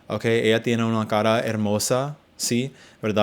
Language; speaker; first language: Spanish; non-native, learner; English